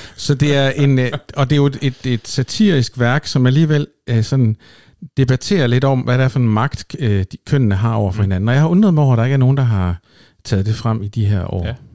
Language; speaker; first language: Danish; native; Danish